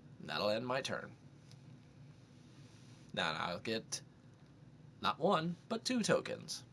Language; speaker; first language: English; native; English